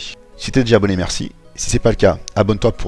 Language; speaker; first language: French; native; French